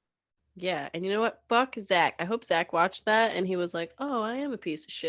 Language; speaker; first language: English; native; English